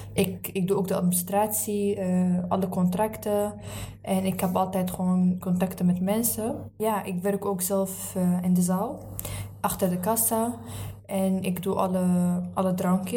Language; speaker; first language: Dutch; early bilingual, other home language; Arabic